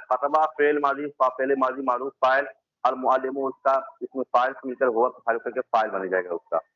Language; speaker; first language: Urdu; native; Urdu